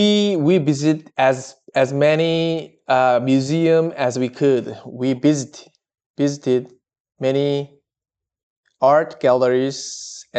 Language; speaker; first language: English; non-native, learner; Korean